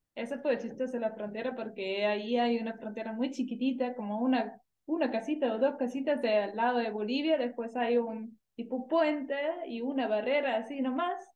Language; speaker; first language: Spanish; non-native, fluent; German